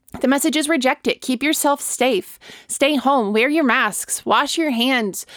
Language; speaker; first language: English; native; English